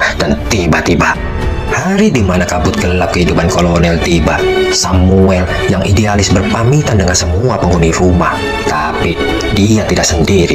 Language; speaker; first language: Indonesian; native; Indonesian